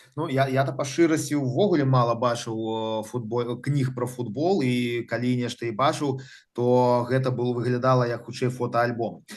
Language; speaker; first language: Belarusian; native; Belarusian